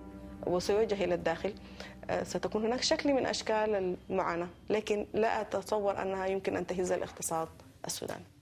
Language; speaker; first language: Arabic; native; Arabic